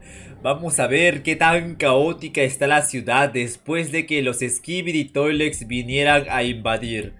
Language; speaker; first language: Spanish; native; Spanish